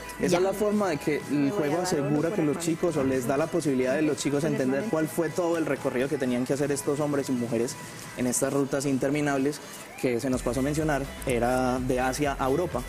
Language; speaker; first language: Spanish; native; Spanish